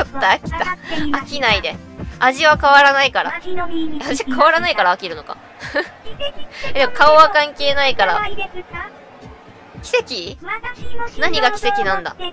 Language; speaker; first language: Japanese; native; Japanese